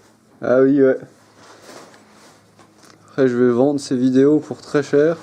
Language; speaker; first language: French; native; French